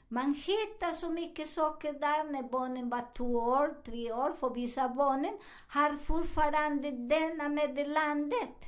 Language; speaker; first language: Swedish; non-native, fluent; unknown